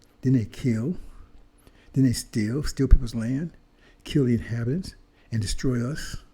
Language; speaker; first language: English; native; English